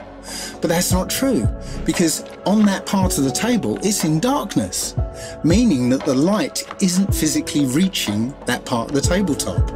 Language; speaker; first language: English; native; English